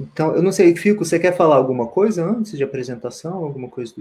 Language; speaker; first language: Portuguese; native; Portuguese